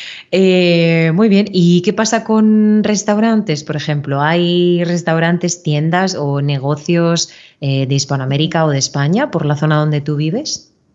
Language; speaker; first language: Spanish; native; Spanish